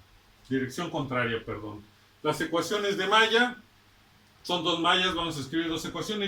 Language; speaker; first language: Spanish; native; Spanish